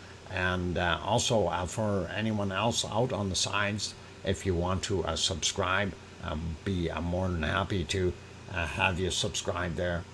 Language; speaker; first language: English; native; English